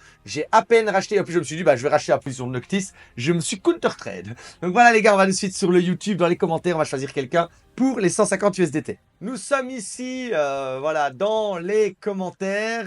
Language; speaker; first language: French; native; French